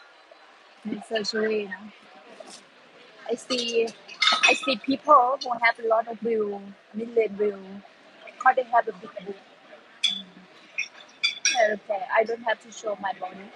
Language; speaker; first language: English; non-native, learner; Thai